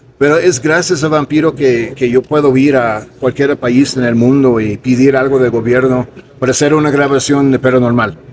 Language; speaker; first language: Spanish; non-native, fluent; English